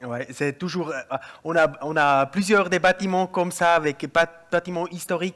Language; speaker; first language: French; non-native, local second language; German